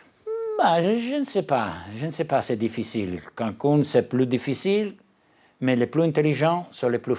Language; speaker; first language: French; non-native, learner; Italian